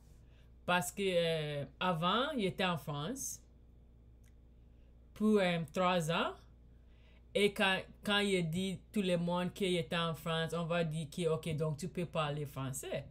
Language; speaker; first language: French; non-native, learner; English